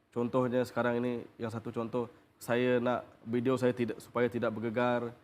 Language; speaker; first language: Malay; non-native, local second language; Iban